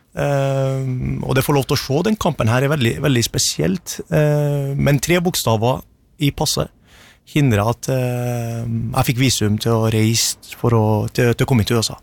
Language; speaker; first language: Norwegian; early bilingual, other home language; Arabic